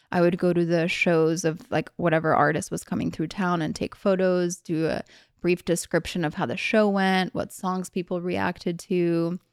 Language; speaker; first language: English; early bilingual, other home language; Hungarian